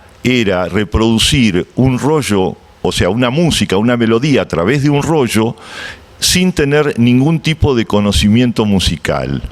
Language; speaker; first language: Spanish; native; Spanish